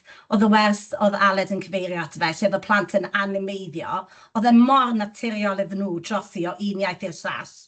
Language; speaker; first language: Welsh; native; Welsh